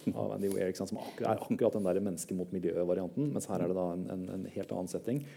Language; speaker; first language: Norwegian; native; Norwegian